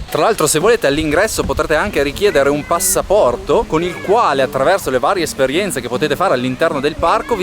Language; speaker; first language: Italian; native; Italian